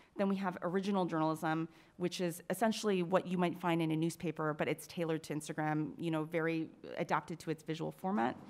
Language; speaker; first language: English; native; English